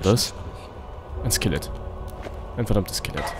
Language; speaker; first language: German; native; German